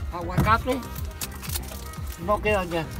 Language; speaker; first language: Spanish; native; Spanish